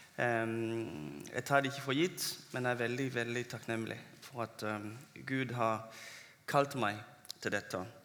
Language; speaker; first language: Norwegian; non-native, fluent; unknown